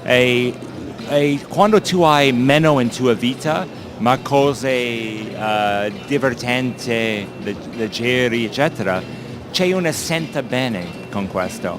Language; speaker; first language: Italian; non-native, learner; English